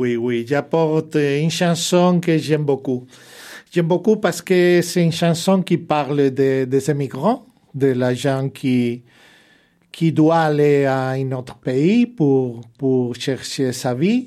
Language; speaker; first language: French; non-native, fluent; Spanish